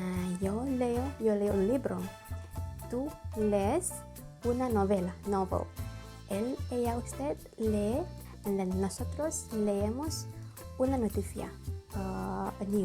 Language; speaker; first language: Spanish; non-native, learner; Indonesian